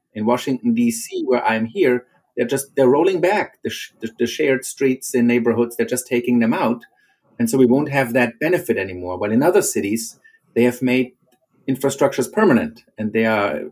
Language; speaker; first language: English; non-native, fluent; German